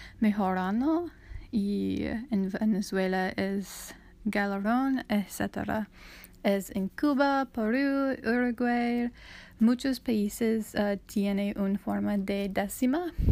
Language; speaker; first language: Spanish; non-native, learner; English